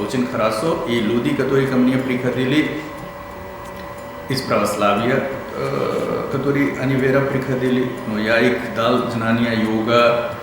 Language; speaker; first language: Russian; non-native, learner; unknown